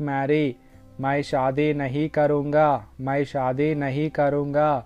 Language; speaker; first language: Hindi; non-native, local second language; Telugu